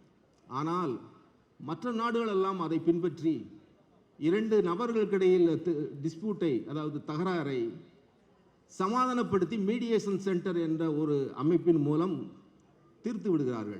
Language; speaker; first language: Tamil; native; Tamil